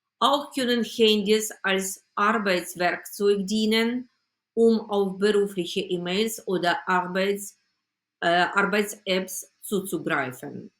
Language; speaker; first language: German; non-native, fluent; Ukrainian